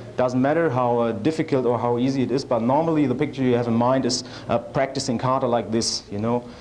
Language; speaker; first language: English; non-native, fluent; German